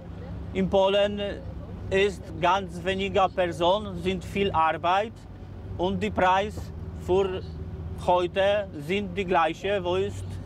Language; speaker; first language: German; non-native, learner; Polish